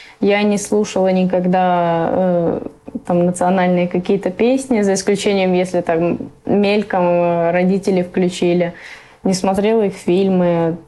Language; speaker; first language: Russian; early bilingual, other home language; Persian